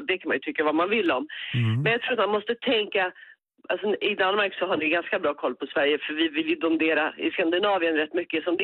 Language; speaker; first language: Swedish; native; Swedish